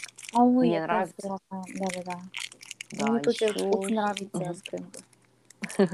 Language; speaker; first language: Russian; non-native, learner; Korean